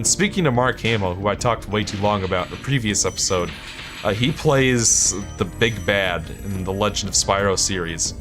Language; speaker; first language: English; native; English